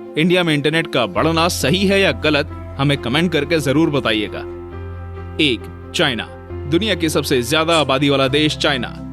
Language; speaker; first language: Hindi; native; Hindi